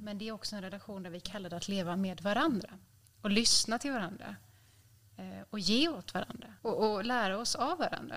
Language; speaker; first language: Swedish; native; Swedish